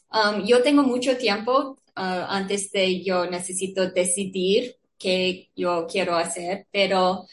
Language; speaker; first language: Spanish; non-native, learner; English